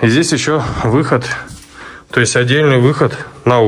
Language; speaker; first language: Russian; native; Russian